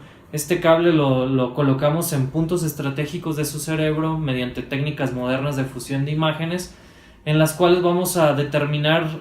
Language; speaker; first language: Spanish; native; Spanish